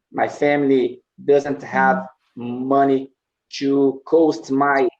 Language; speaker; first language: English; non-native, learner; Portuguese